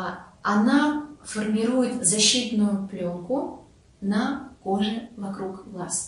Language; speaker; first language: Russian; native; Russian